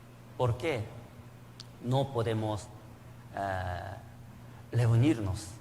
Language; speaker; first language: Spanish; non-native, learner; Korean